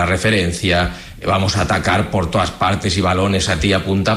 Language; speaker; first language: Spanish; native; Spanish